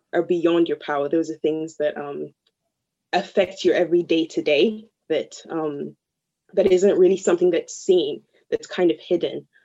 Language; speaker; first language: English; early bilingual, other home language; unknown